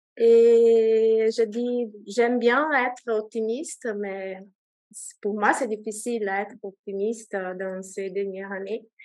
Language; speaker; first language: French; non-native, fluent; Portuguese